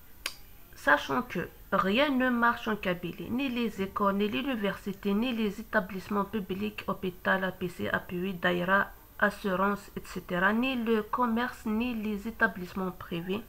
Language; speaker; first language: French; non-native, local second language; Kabyle